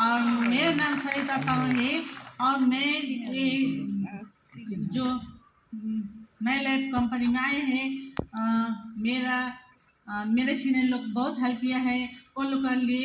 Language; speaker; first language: Hindi; non-native, local second language; Bangla